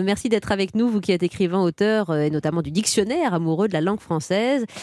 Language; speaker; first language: French; native; French